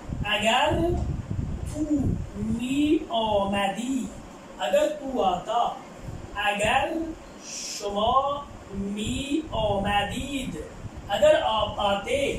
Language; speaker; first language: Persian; non-native, fluent; Urdu